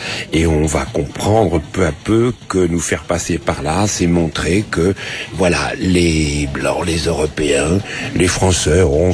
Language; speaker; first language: French; native; French